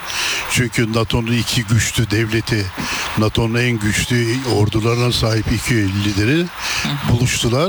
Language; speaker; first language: Turkish; native; Turkish